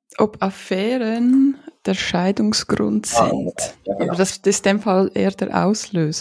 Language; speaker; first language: German; native; German